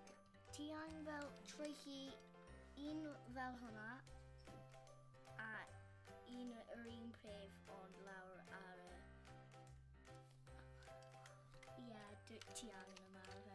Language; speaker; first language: Welsh; non-native, local second language; English